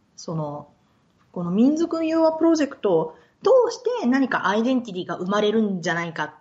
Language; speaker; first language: Japanese; native; Japanese